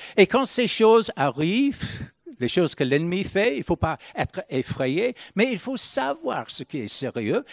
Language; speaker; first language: French; non-native, fluent; English